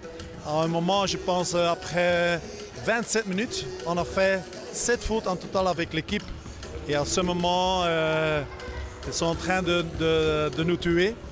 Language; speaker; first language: French; non-native, fluent; Dutch